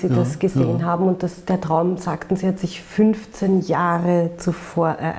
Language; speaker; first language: German; native; German